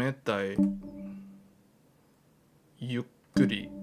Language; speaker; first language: Japanese; non-native, learner; English